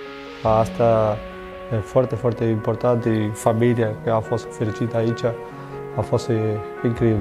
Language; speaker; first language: Romanian; non-native, learner; Spanish